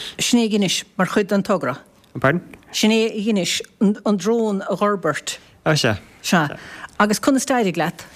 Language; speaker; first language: Irish; native; Irish